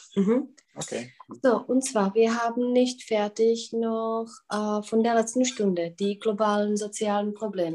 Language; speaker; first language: German; non-native, fluent; Czech